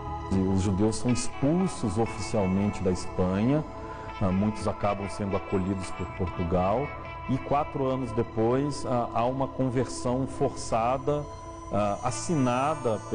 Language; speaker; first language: Portuguese; native; Portuguese